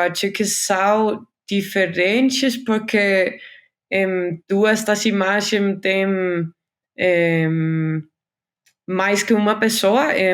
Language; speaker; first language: Portuguese; non-native, learner; Danish